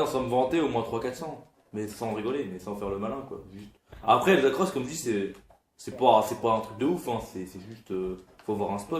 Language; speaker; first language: French; native; French